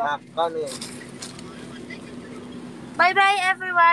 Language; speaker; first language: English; non-native, learner; Vietnamese